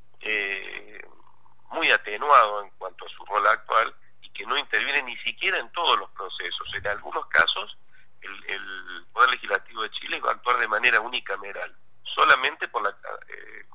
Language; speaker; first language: Spanish; native; Spanish